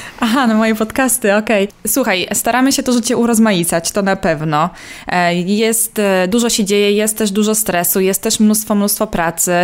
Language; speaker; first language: Polish; native; Polish